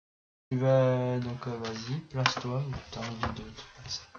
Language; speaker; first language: French; native; French